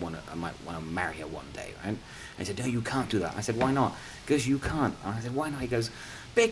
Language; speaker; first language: English; non-native, local second language; Punjabi